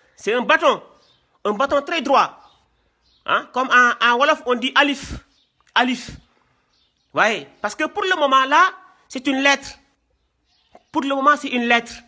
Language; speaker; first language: French; non-native, local second language; Wolof